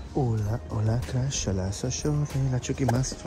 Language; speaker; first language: Spanish; native; Spanish